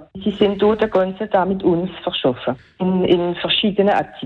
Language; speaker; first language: German; non-native, local second language; French